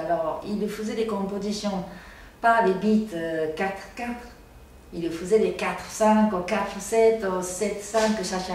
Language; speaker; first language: French; non-native, learner; Japanese